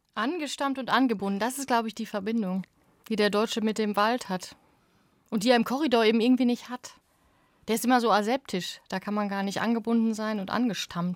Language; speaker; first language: German; native; German